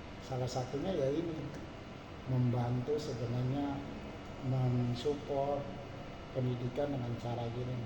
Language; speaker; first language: Indonesian; native; Indonesian